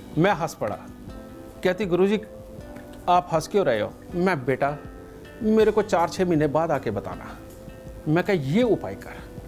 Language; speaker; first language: Hindi; native; Hindi